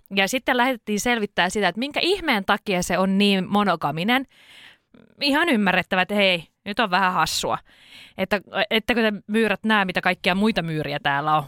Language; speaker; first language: Finnish; native; Finnish